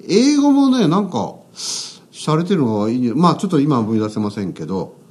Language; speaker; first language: Japanese; native; Japanese